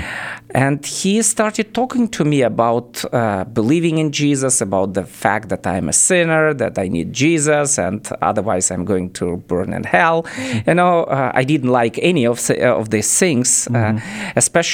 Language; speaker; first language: English; non-native, fluent; Ukrainian